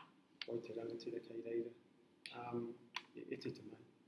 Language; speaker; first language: Māori; non-native, learner; English